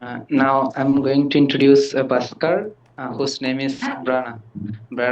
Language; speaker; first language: English; non-native, learner; Bangla